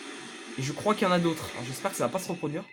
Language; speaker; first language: French; native; French